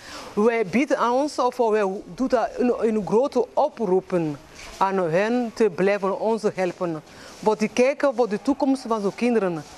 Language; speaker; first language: Dutch; non-native, learner; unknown